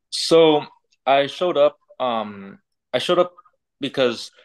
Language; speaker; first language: English; native; English